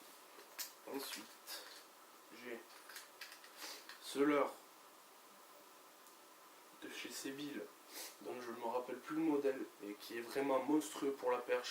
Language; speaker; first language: French; native; French